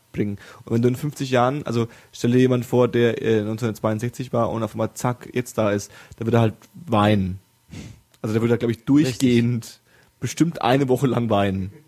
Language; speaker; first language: German; native; German